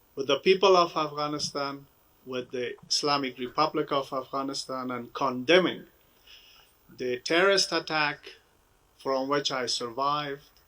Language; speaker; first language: English; non-native, fluent; Persian